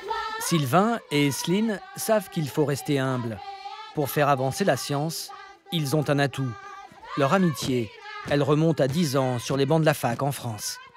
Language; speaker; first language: French; native; French